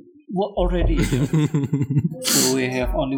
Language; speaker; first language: English; non-native, learner; Indonesian